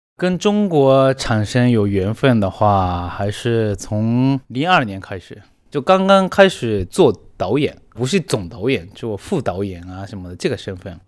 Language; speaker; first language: Chinese; non-native, fluent; Japanese